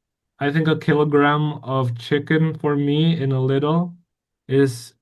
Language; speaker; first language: English; non-native, fluent; Indonesian